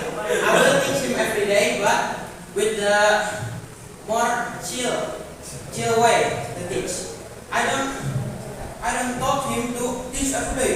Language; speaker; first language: English; non-native, learner; Indonesian